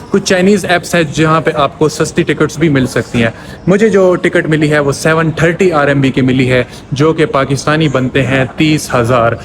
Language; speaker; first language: Urdu; non-native, local second language; Punjabi